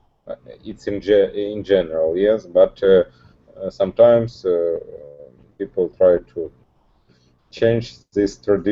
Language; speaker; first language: English; non-native, learner; Russian